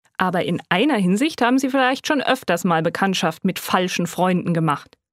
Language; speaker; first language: German; native; German